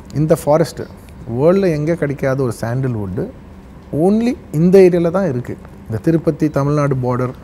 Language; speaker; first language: Tamil; non-native, local second language; Telugu